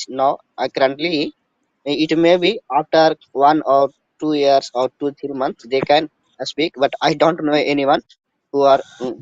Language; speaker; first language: English; non-native, learner; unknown